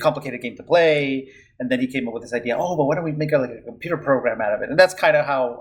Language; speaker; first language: English; non-native, fluent; Spanish